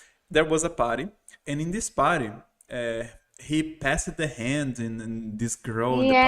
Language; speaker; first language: English; non-native, fluent; Portuguese